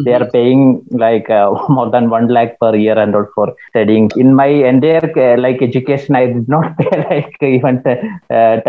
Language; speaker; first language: English; non-native, local second language; Malayalam